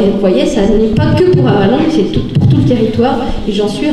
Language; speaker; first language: French; native; French